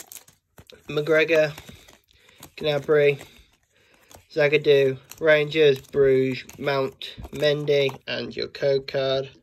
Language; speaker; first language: English; native; English